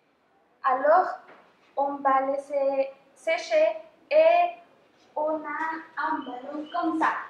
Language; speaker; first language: French; non-native, fluent; Spanish